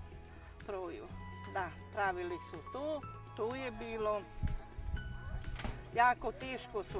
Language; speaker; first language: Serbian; non-native, local second language; Hungarian